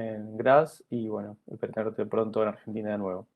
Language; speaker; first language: Spanish; native; Spanish